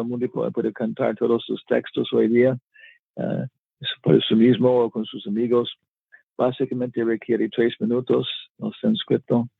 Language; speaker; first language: Spanish; non-native, learner; English